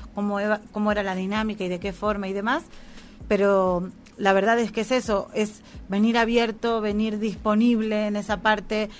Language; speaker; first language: Spanish; native; Spanish